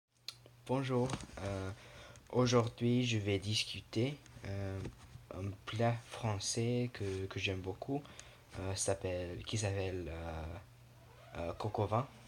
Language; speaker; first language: French; non-native, learner; English